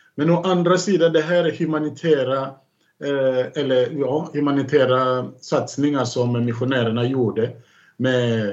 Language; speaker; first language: Swedish; non-native, fluent; Kongo